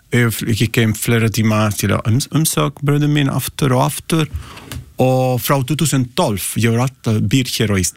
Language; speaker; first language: Icelandic; non-native, learner; Italian